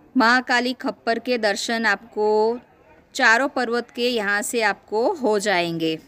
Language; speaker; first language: Hindi; non-native, local second language; Gujarati